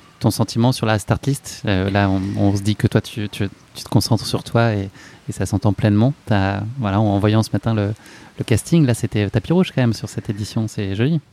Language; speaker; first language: French; native; French